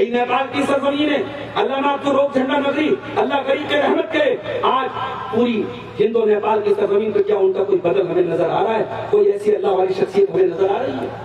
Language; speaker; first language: Urdu; native; Urdu